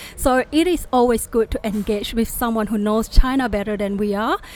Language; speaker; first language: English; non-native, fluent; Indonesian